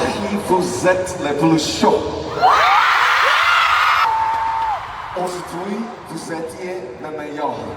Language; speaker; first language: French; non-native, learner; Korean